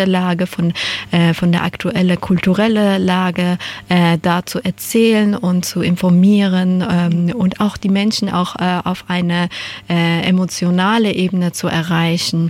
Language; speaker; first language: German; non-native, fluent; Persian